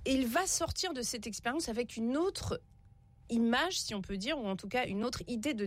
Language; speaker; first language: French; native; French